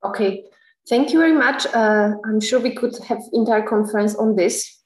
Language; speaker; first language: English; non-native, fluent; Slovak